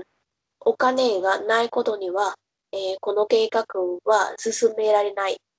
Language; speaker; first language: Japanese; non-native, fluent; Vietnamese